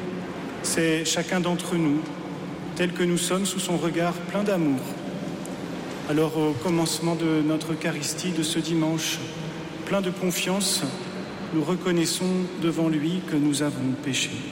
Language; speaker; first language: French; native; French